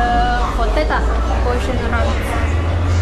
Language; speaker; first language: Russian; non-native, fluent; Chinese